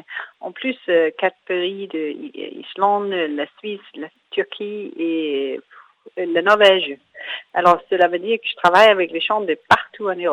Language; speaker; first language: French; non-native, fluent; Danish